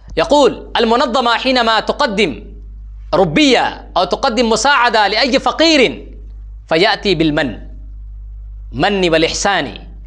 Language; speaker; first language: Arabic; non-native, fluent; Urdu